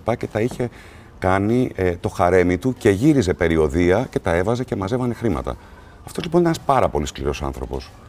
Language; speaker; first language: Greek; native; Greek